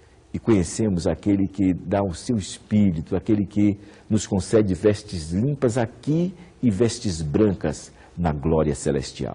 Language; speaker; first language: Portuguese; native; Portuguese